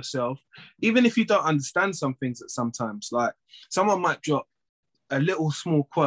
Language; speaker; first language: English; native; English